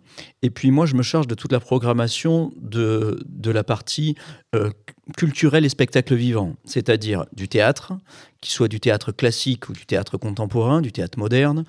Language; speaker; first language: French; native; French